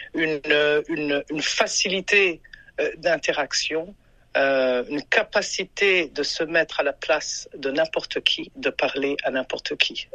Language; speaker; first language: French; non-native, local second language; Rundi